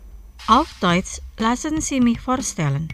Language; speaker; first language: German; non-native, fluent; Indonesian